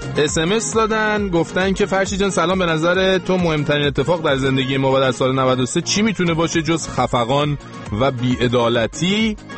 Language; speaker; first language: Persian; native; Persian